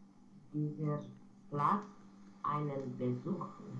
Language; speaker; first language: German; non-native, learner; Romanian